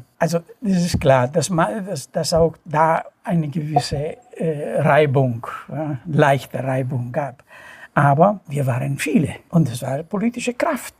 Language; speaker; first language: German; non-native, fluent; Italian